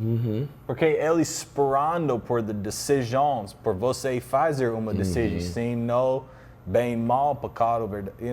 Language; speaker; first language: Portuguese; non-native, learner; English